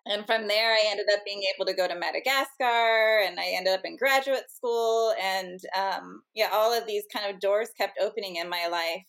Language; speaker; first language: English; native; English